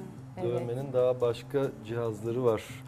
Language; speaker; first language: Turkish; native; Turkish